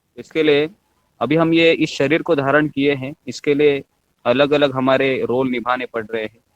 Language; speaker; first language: Hindi; non-native, local second language; Marathi